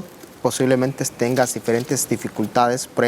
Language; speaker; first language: Spanish; native; Spanish